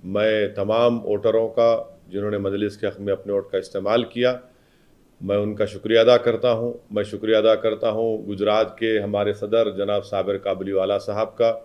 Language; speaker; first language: Hindi; non-native, local second language; Urdu